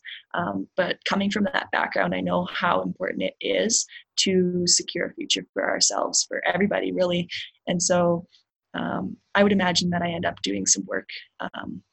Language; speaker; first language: English; native; English